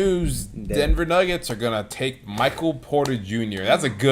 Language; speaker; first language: English; native; English